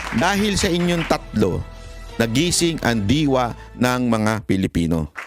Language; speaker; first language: Filipino; native; Filipino